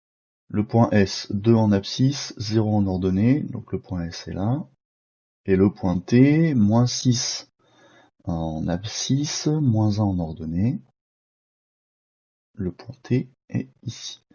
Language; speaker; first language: French; native; French